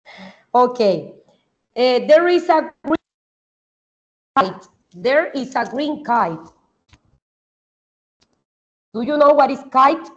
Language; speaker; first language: English; non-native, fluent; Spanish